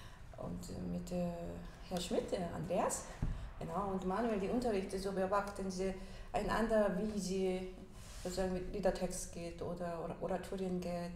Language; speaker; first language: German; non-native, fluent; Korean